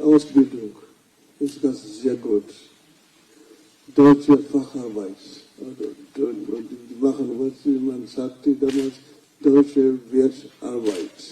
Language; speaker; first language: German; non-native, fluent; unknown